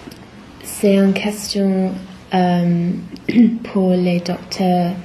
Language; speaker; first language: French; non-native, learner; English